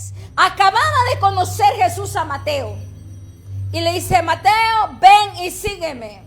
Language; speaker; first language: Spanish; native; Spanish